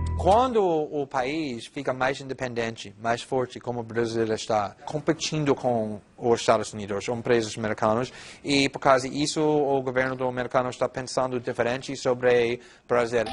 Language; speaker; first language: Portuguese; non-native, fluent; English